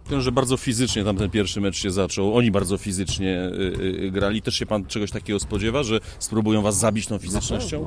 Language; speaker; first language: Polish; native; Polish